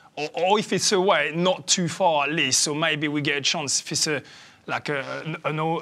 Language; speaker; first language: English; early bilingual, other home language; French